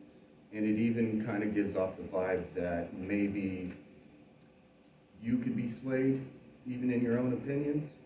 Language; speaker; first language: English; native; English